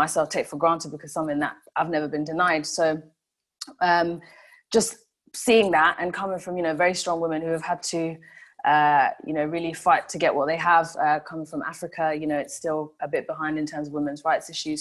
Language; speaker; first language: English; non-native, local second language; Swahili